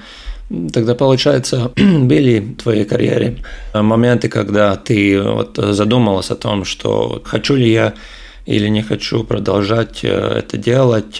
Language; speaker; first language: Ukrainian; non-native, learner; Russian